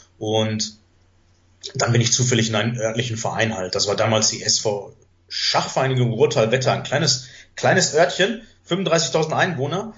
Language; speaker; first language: German; early bilingual, heritage; Greek